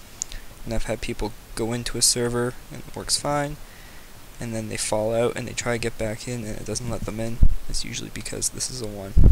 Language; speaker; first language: English; native; English